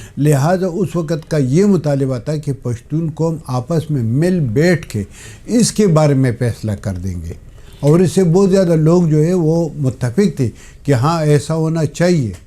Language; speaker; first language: Urdu; non-native, local second language; Pashto